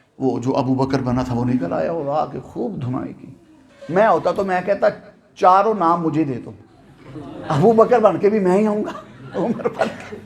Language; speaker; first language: Urdu; non-native, local second language; Punjabi